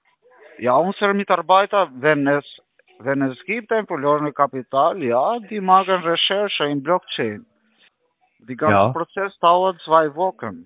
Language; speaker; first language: German; non-native, learner; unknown